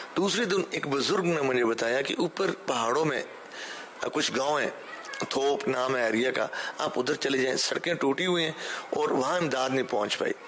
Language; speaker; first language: Urdu; early bilingual, heritage; Urdu